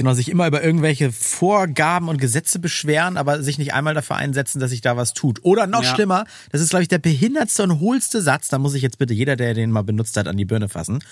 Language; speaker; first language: German; native; German